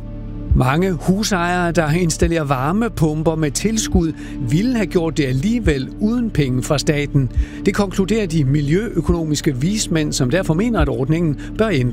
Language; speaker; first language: Danish; native; Danish